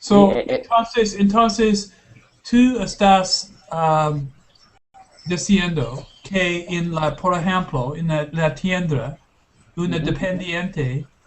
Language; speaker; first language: Spanish; non-native, learner; English